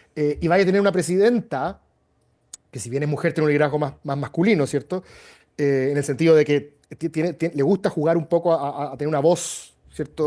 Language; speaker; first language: Spanish; native; Spanish